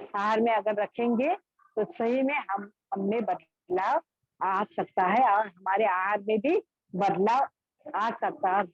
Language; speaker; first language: Hindi; non-native, local second language; Marathi